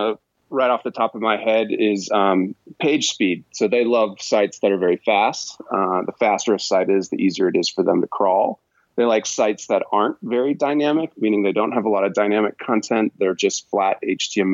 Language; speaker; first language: English; native; English